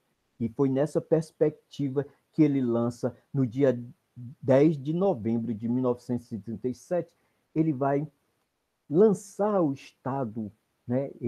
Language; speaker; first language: Portuguese; native; Portuguese